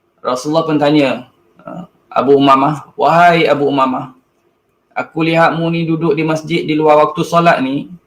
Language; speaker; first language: Malay; native; Malay